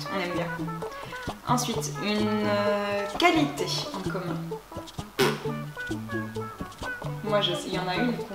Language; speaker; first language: French; native; French